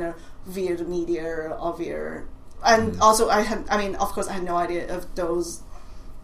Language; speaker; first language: English; non-native, local second language; Cantonese